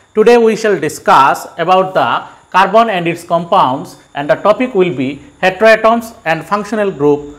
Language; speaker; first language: English; non-native, local second language; Bangla